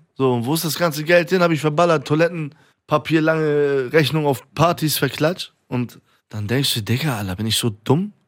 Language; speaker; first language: German; early bilingual, other home language; Persian